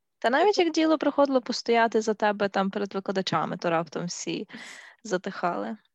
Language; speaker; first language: Ukrainian; native; Ukrainian